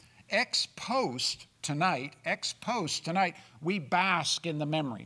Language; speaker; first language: English; native; English